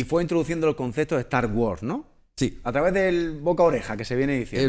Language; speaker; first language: Spanish; native; Spanish